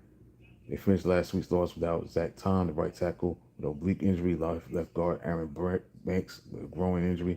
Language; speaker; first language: English; native; English